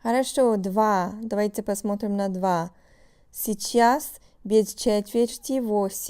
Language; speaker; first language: Russian; non-native, fluent; English